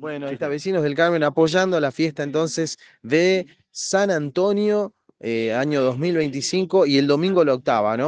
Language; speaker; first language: Spanish; native; Spanish